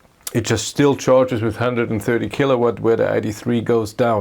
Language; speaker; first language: English; non-native, fluent; German